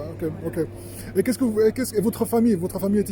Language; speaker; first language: French; native; French